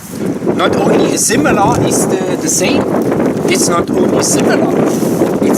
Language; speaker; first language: English; non-native, learner; German